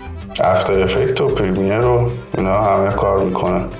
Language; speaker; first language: Persian; native; Persian